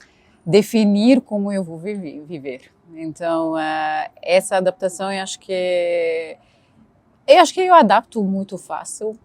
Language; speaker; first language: Portuguese; non-native, fluent; Arabic